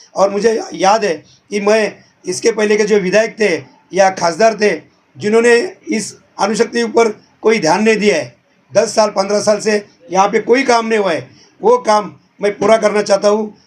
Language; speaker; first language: Hindi; non-native, local second language; Marathi